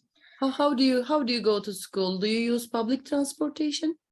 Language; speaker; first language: English; non-native, fluent; Turkish